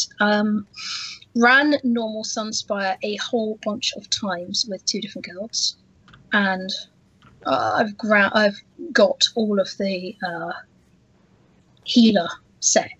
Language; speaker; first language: English; native; English